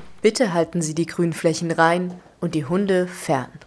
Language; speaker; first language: German; native; German